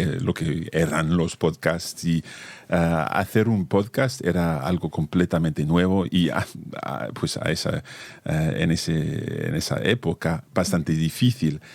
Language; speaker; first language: Spanish; non-native, fluent; English